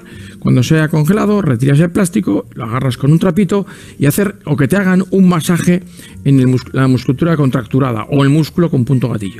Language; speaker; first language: Spanish; native; Spanish